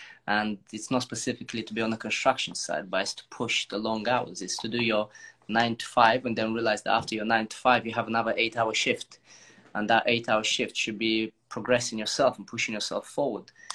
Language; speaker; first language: English; non-native, fluent; Romanian